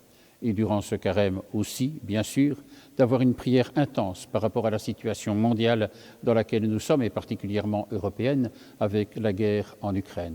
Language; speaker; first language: French; native; French